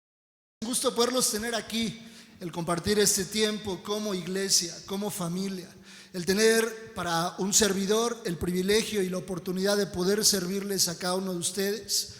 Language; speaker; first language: Spanish; native; Spanish